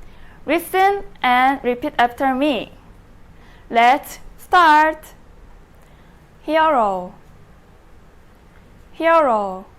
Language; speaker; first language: English; non-native, learner; Indonesian